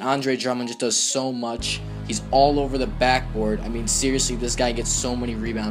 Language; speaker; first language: English; native; English